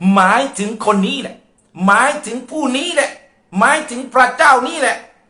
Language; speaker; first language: Thai; non-native, local second language; Malay